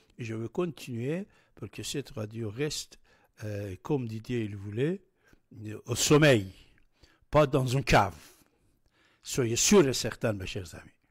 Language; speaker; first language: French; non-native, fluent; Persian